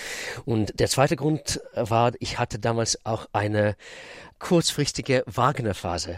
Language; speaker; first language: German; non-native, fluent; Russian